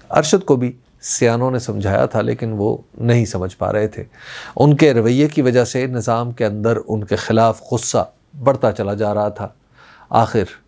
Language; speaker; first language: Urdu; non-native, local second language; Punjabi